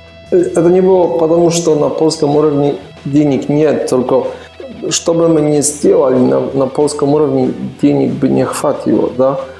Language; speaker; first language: Russian; non-native, learner; Polish